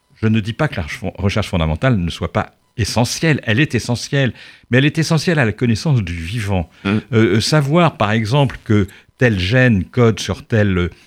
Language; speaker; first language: French; native; French